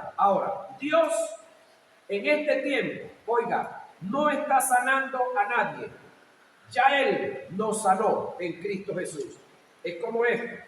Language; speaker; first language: Spanish; native; Spanish